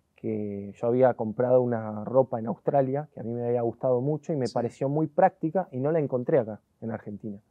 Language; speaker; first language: Spanish; native; Spanish